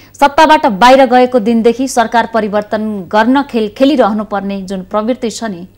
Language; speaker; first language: Nepali; native; Nepali